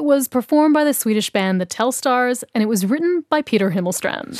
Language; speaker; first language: English; native; English